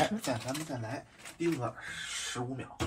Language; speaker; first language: Chinese; native; Chinese